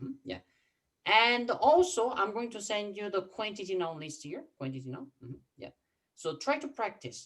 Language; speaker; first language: English; non-native, fluent; Korean